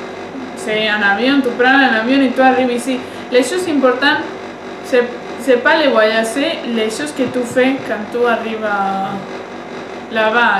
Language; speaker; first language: French; non-native, learner; Spanish